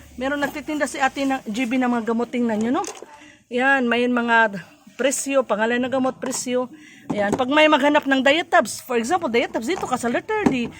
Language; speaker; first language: Filipino; non-native, local second language; Cebuano